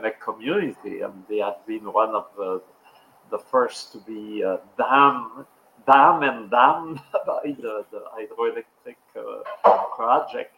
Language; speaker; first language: English; non-native, local second language; French